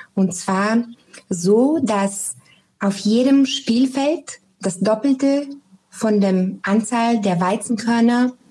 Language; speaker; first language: German; non-native, fluent; Bulgarian